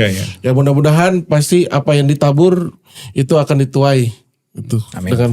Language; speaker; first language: Indonesian; native; Indonesian